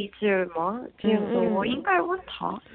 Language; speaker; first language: Chinese; non-native, learner; Korean